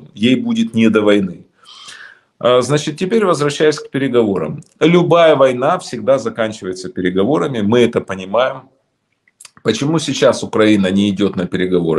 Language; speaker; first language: Russian; native; Russian